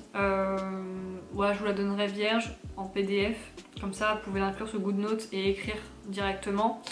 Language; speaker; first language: French; native; French